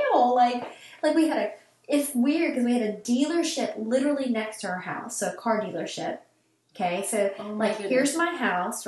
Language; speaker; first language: English; native; English